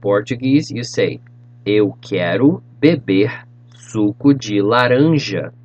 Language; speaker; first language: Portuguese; non-native, fluent; English